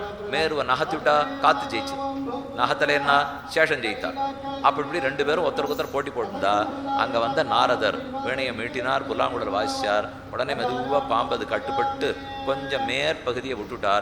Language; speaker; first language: Tamil; native; Tamil